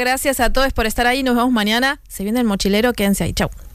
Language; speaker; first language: Spanish; native; Spanish